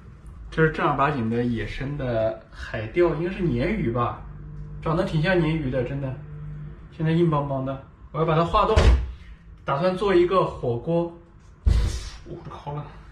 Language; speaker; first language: Chinese; native; Chinese